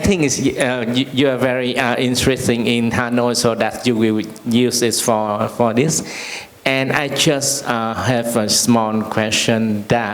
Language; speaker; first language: English; non-native, learner; Vietnamese